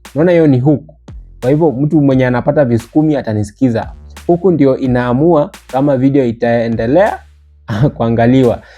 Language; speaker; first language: Swahili; non-native, local second language; Luyia